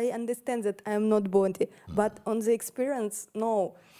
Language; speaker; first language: English; non-native, learner; Russian